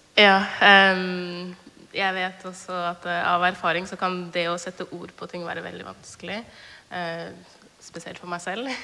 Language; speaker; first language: Norwegian; early bilingual, other home language; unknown